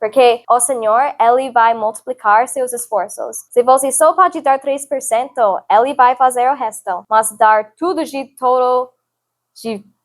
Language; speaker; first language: Portuguese; non-native, learner; English